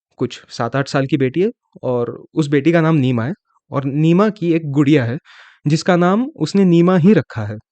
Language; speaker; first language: Hindi; non-native, local second language; Marathi